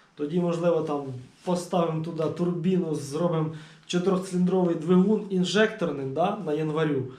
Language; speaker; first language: Ukrainian; native; Ukrainian